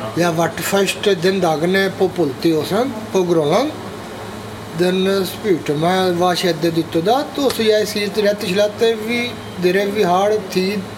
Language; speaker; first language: Norwegian; non-native, learner; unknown